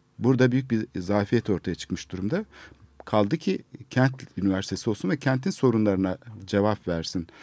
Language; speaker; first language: Turkish; native; Turkish